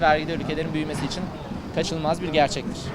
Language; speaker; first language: Turkish; native; Turkish